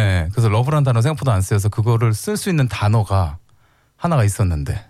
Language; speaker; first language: Korean; native; Korean